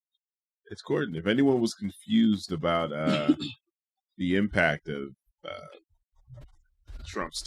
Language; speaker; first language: English; native; English